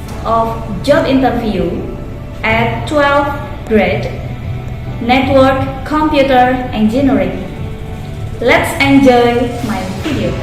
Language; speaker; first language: English; non-native, learner; Indonesian